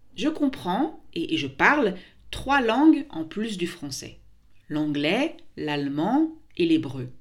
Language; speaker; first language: French; native; French